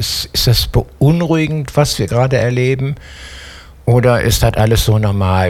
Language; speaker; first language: German; native; German